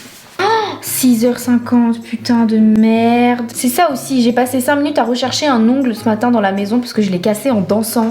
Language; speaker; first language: French; native; French